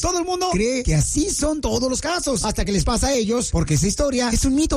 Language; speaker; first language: Spanish; native; Spanish